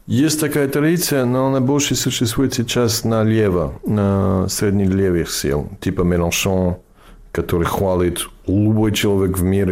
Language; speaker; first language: Russian; non-native, fluent; English